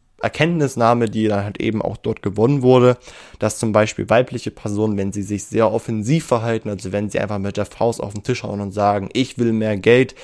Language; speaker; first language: German; native; German